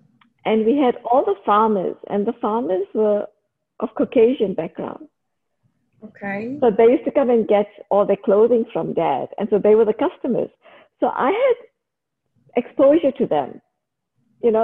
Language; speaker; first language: English; native; English